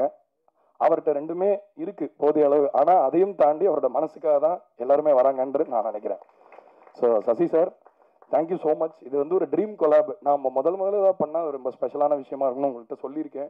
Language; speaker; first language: Tamil; native; Tamil